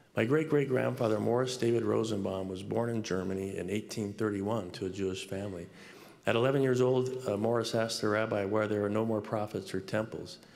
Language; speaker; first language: English; native; English